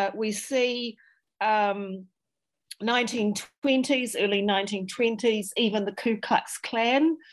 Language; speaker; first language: English; native; English